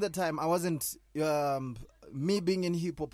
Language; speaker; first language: English; non-native, local second language; Shona